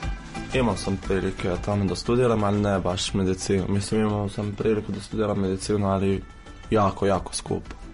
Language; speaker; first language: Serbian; non-native, fluent; Arabic